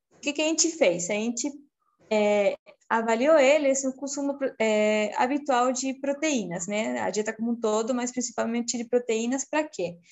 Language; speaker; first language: Portuguese; non-native, fluent; Spanish